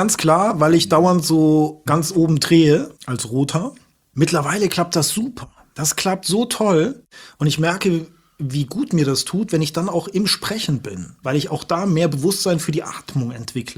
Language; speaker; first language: German; native; German